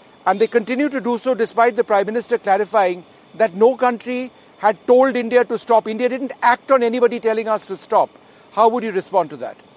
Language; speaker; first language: English; non-native, local second language; Hindi